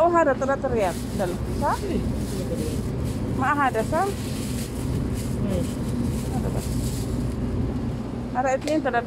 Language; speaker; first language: Arabic; non-native, learner; Filipino